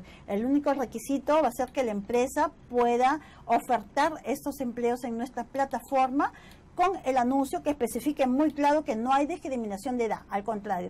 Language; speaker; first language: Spanish; native; Spanish